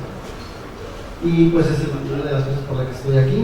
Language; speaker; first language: Spanish; native; Spanish